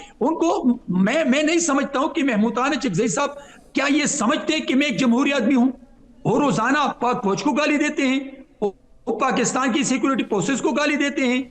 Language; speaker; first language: Urdu; non-native, local second language; Pashto